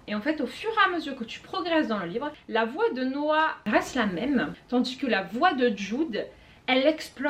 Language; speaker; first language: French; native; French